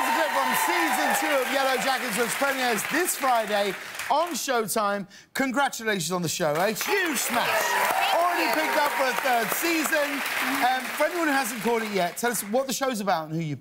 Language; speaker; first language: English; native; English